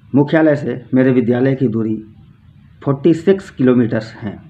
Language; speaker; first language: Hindi; native; Hindi